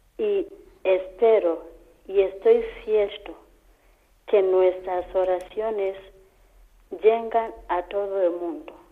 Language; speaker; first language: Spanish; non-native, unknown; Kamba